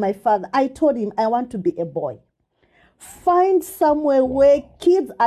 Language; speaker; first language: English; non-native, local second language; Shona